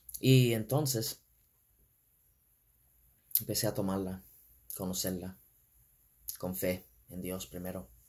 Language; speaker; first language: Spanish; non-native, fluent; English